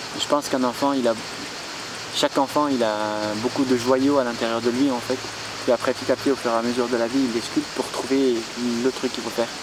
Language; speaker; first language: French; non-native, fluent; Arabic